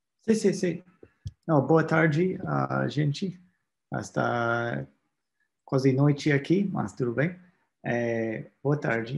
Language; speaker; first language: Portuguese; non-native, fluent; English